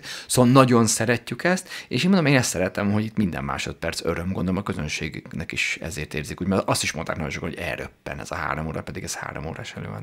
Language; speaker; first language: Hungarian; native; Hungarian